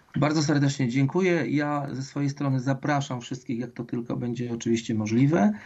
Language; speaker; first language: Polish; native; Polish